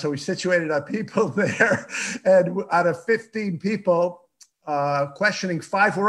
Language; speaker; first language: English; early bilingual, other home language; Yiddish